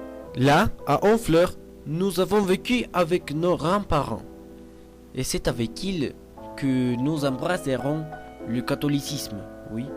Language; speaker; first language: French; non-native, learner; Spanish